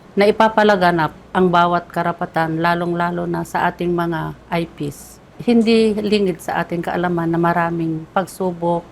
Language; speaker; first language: Filipino; non-native, local second language; Iloko